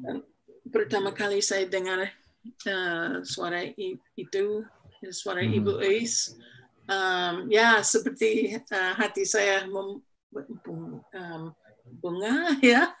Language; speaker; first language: Indonesian; non-native, fluent; English